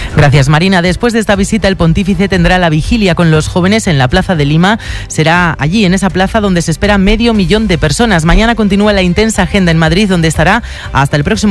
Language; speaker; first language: Spanish; native; Spanish